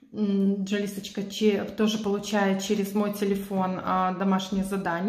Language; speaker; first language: Russian; native; Russian